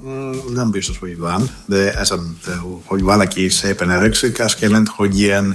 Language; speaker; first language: Hungarian; non-native, fluent; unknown